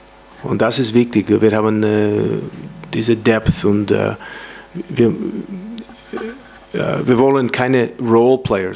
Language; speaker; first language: German; non-native, learner; English